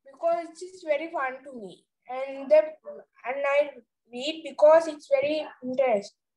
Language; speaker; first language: English; non-native, learner; Sinhala